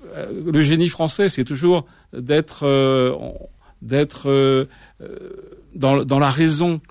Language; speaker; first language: French; native; French